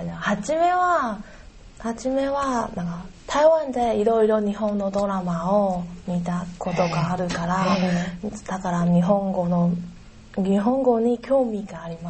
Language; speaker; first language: Japanese; non-native, learner; Chinese